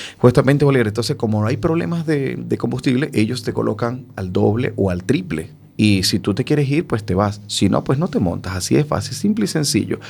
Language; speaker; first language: Spanish; native; Spanish